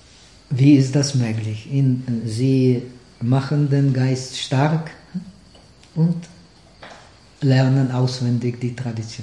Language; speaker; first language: German; non-native, fluent; Czech